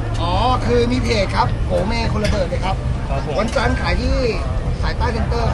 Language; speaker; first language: Thai; native; Thai